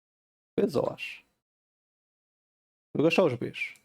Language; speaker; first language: Portuguese; native; Portuguese